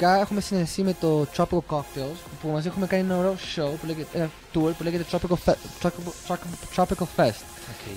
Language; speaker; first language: Greek; early bilingual, heritage; English